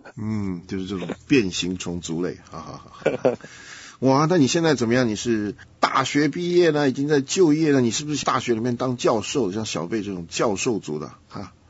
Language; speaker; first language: Chinese; native; Chinese